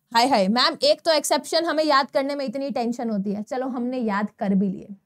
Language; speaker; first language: Hindi; non-native, local second language; Gujarati